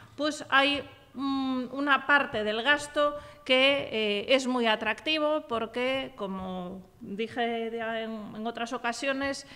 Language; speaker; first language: Spanish; native; Spanish